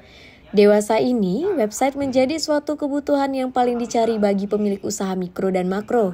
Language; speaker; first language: Indonesian; native; Indonesian